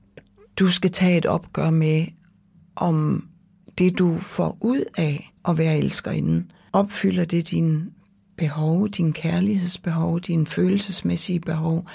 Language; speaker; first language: Danish; native; Danish